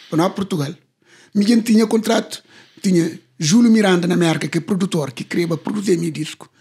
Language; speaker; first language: Portuguese; non-native, local second language; Kabuverdianu